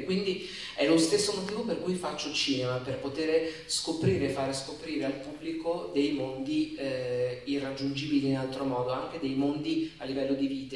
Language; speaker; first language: Italian; native; Italian